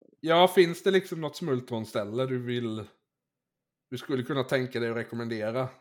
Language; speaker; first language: Swedish; native; Swedish